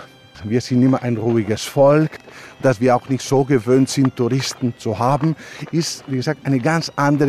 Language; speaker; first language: German; non-native, fluent; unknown